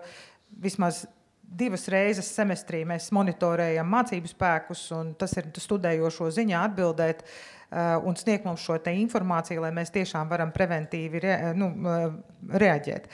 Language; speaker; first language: Latvian; native; Latvian